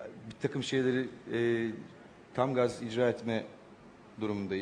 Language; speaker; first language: Turkish; native; Turkish